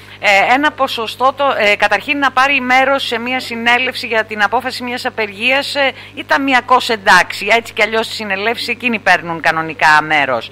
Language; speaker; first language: Greek; native; Greek